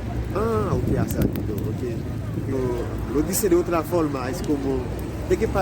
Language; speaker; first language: Spanish; non-native, learner; Haitian Creole